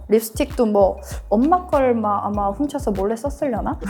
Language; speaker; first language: Korean; native; Korean